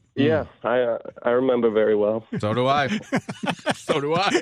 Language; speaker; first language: English; non-native, fluent; Swedish